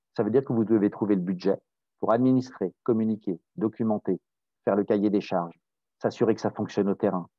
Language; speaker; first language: French; native; French